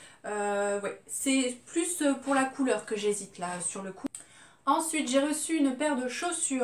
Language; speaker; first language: French; native; French